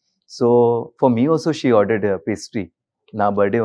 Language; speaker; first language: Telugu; non-native, learner; Hindi